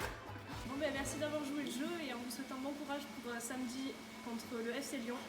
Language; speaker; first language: French; native; French